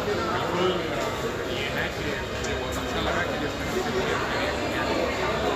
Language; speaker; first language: Hindi; native; Hindi